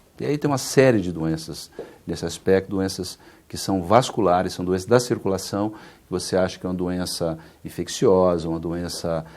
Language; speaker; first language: Portuguese; native; Portuguese